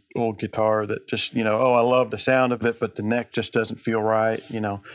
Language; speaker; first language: English; native; English